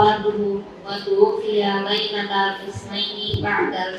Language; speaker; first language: Arabic; non-native, fluent; Indonesian